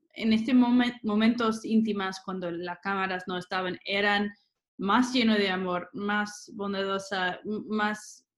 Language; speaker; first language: Spanish; early bilingual, other home language; English